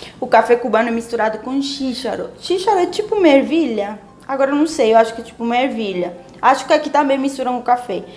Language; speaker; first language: Portuguese; non-native, fluent; Spanish